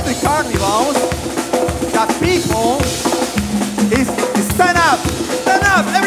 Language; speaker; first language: English; non-native, learner; Spanish